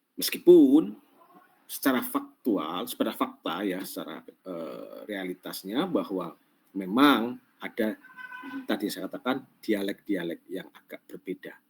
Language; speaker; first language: Indonesian; non-native, local second language; Javanese